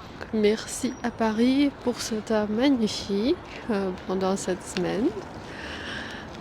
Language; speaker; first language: French; non-native, fluent; Armenian